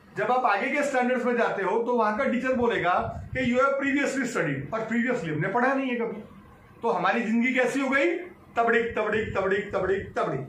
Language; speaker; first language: Hindi; native; Hindi